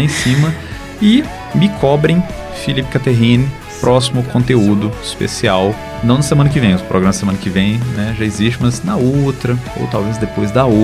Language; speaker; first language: Portuguese; native; Portuguese